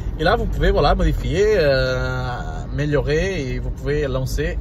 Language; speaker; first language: French; non-native, learner; Portuguese